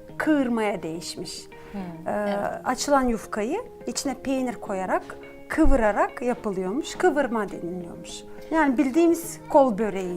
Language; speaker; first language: Turkish; non-native, fluent; Gagauz